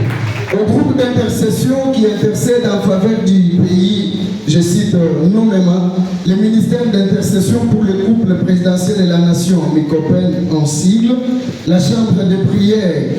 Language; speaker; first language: French; non-native, local second language; Luba-Lulua